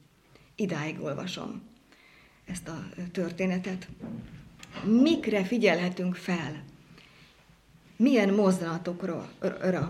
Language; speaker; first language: Hungarian; native; Hungarian